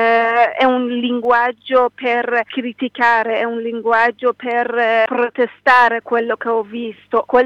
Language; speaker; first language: Italian; non-native, learner; Persian